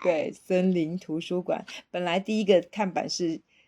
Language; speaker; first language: Chinese; native; Chinese